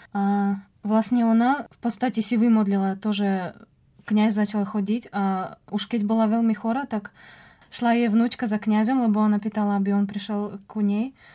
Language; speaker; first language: Slovak; non-native, fluent; Russian